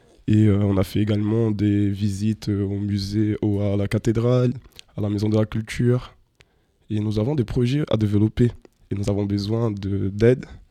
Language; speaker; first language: French; non-native, fluent; Portuguese